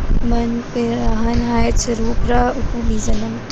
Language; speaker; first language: Persian; non-native, learner; Urdu